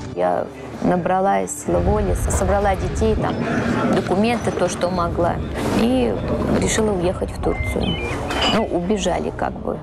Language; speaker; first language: Russian; early bilingual, heritage; Russian